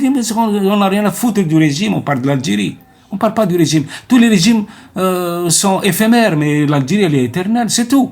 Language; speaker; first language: French; non-native, local second language; Arabic